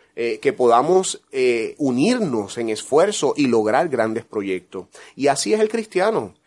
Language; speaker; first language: Spanish; native; Spanish